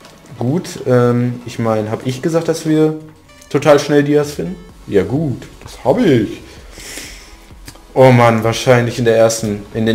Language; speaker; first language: German; native; German